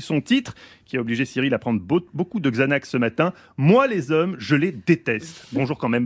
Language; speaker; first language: French; native; French